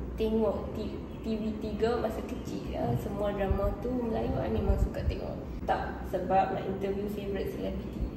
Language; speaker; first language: Malay; non-native, local second language; Chinese